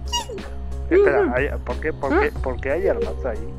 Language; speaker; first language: Spanish; native; Spanish